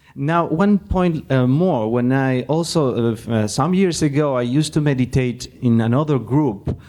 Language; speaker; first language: English; non-native, fluent; Spanish